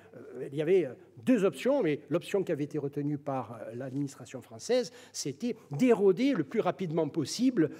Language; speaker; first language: French; native; French